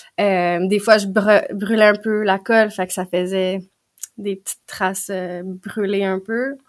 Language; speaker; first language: French; native; French